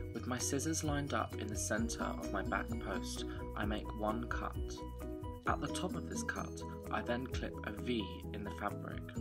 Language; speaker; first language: English; native; English